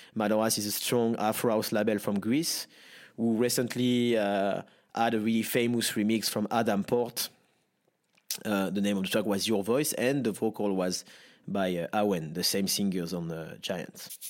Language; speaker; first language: English; non-native, fluent; French